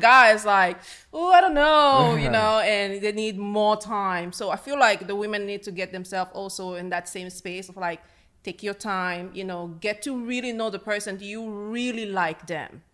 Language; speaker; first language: English; non-native, local second language; French